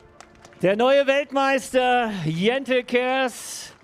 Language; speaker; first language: German; native; German